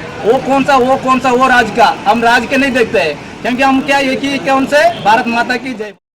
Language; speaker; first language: Hindi; non-native, local second language; Kannada